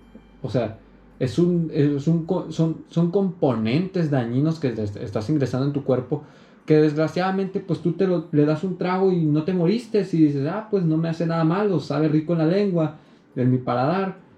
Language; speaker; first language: Spanish; native; Spanish